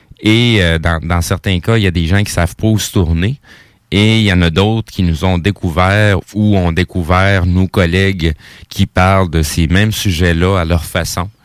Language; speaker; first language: French; native; French